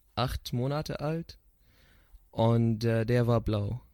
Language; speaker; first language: German; non-native, fluent; Arabic